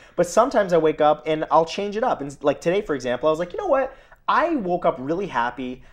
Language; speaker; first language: English; native; English